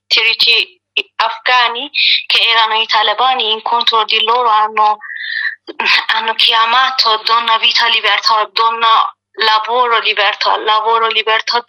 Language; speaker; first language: Italian; non-native, learner; Persian